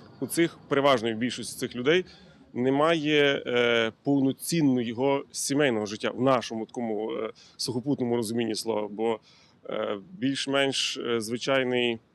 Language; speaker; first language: Ukrainian; native; Ukrainian